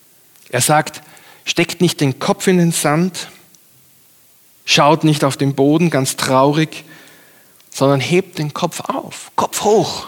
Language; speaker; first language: German; native; German